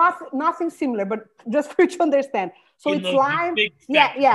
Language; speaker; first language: English; non-native, fluent; Portuguese